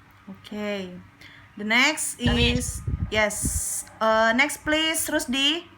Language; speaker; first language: English; non-native, learner; Indonesian